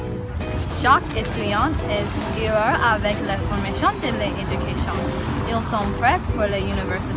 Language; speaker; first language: French; non-native, learner; English